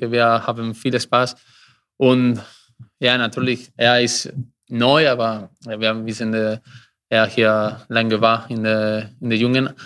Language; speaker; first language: German; non-native, learner; Spanish